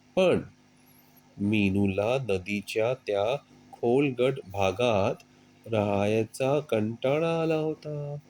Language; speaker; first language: Hindi; native; Hindi